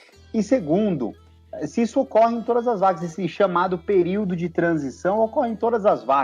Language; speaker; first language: Portuguese; native; Portuguese